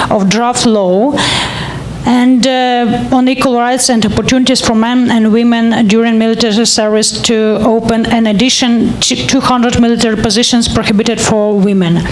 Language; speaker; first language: English; non-native, learner; Ukrainian